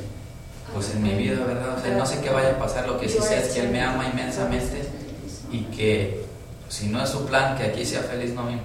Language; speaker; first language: Spanish; native; Spanish